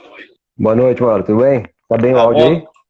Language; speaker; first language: Portuguese; native; Portuguese